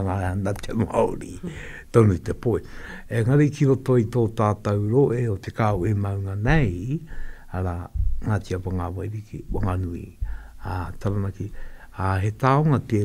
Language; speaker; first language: Māori; native; Māori